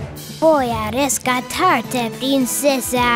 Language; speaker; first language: Spanish; non-native, learner; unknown